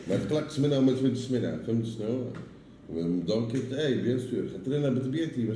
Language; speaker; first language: Arabic; native; Arabic